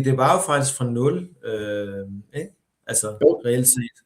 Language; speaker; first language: Danish; native; Danish